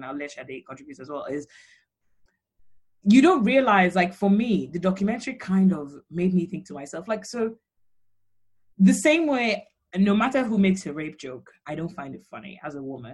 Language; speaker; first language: English; non-native, local second language; Yoruba